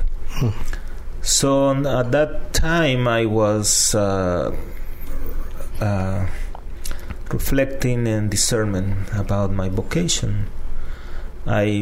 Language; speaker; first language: English; non-native, fluent; Spanish